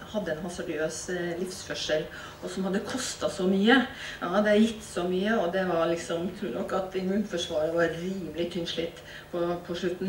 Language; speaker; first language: Norwegian; native; Norwegian